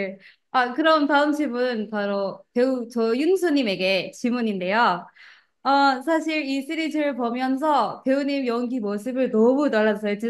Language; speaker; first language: Korean; non-native, fluent; Indonesian